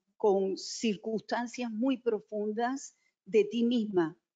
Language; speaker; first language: Spanish; native; Spanish